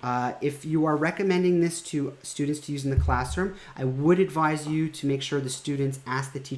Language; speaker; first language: English; native; English